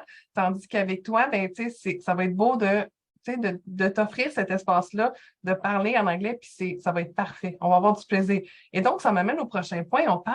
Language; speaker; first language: French; native; French